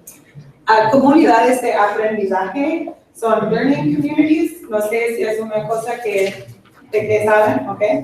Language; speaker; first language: Spanish; non-native, fluent; English